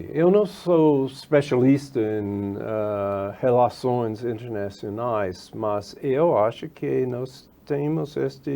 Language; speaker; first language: Portuguese; non-native, fluent; English